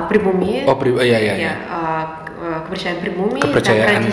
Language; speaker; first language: Indonesian; non-native, fluent; Russian